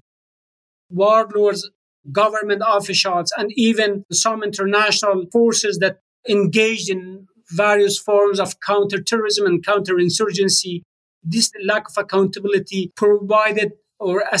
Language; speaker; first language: English; non-native, fluent; Persian